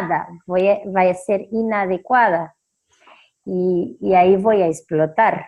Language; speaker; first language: Spanish; non-native, fluent; Portuguese